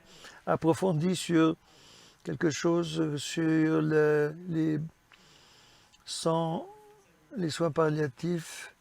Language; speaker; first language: French; non-native, fluent; English